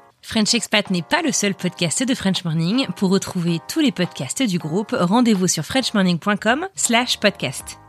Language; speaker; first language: French; native; French